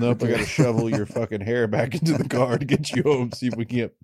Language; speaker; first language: English; native; English